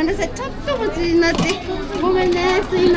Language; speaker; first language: Japanese; native; Japanese